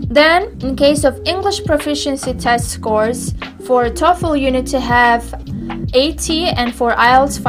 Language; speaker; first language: English; non-native, fluent; Tajik